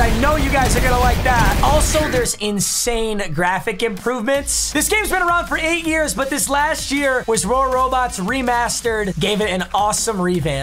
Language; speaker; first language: English; native; English